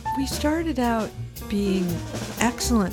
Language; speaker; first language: English; native; English